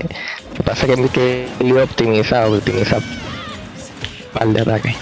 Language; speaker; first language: Spanish; native; Spanish